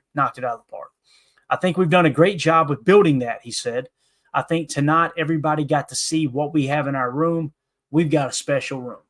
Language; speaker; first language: English; native; English